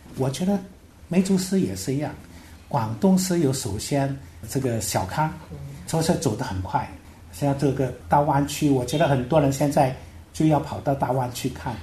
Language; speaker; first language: Chinese; non-native, local second language; Hakka Chinese